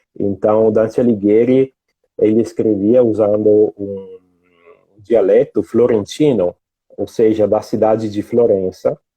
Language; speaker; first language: Portuguese; non-native, fluent; Italian